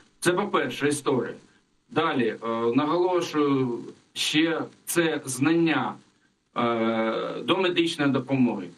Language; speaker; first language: Ukrainian; non-native, local second language; Russian